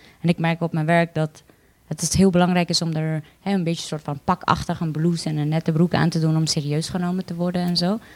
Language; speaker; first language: Dutch; early bilingual, other home language; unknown